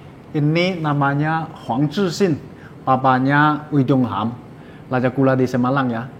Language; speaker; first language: Indonesian; non-native, learner; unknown